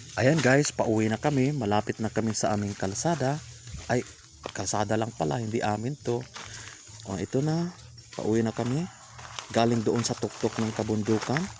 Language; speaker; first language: Filipino; native; Filipino